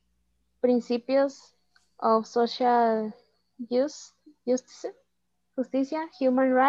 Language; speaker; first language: English; non-native, fluent; Spanish